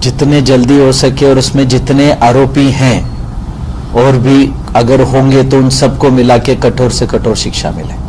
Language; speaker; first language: Hindi; non-native, local second language; Marathi